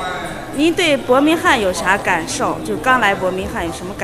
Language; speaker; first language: Chinese; native; Chinese